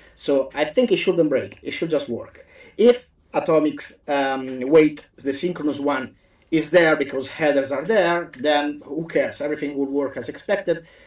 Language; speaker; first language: English; non-native, fluent; Italian